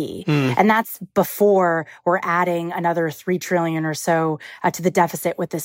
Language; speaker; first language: English; native; English